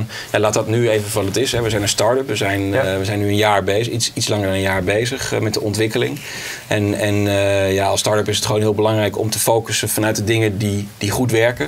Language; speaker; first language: Dutch; native; Dutch